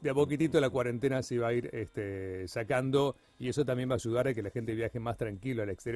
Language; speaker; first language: Spanish; native; Spanish